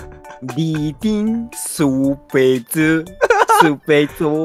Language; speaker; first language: Chinese; non-native, learner; Japanese